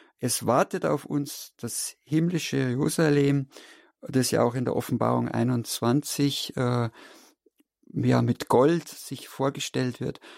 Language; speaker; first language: German; native; German